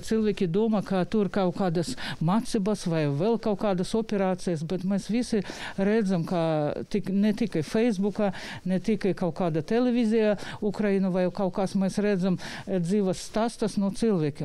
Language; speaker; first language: Latvian; non-native, local second language; Russian